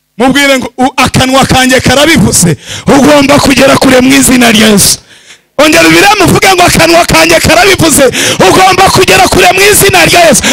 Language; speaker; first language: Kinyarwanda; early bilingual, heritage; Kinyarwanda